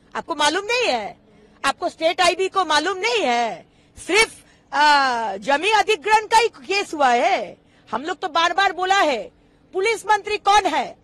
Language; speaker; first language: Hindi; non-native, local second language; Bangla